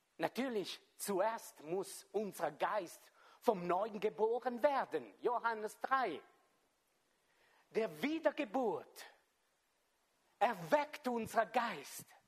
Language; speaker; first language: German; non-native, fluent; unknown